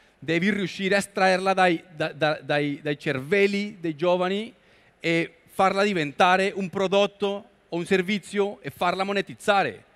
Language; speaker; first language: Italian; non-native, learner; Spanish